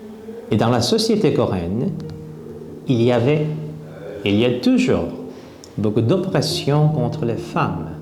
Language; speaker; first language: French; non-native, fluent; Korean